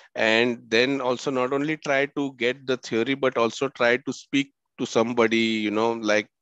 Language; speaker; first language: English; non-native, local second language; Marathi